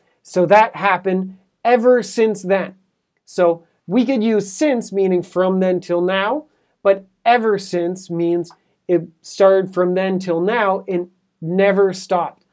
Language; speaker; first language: English; native; English